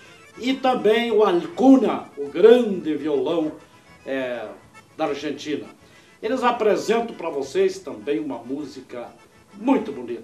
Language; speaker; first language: Portuguese; native; Portuguese